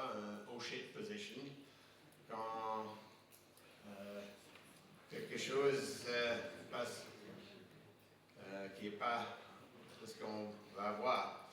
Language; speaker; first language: French; non-native, fluent; English